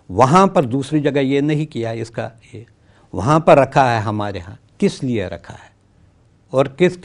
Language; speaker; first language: Hindi; non-native, local second language; Kashmiri